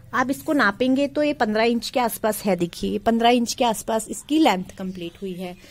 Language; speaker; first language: Hindi; native; Hindi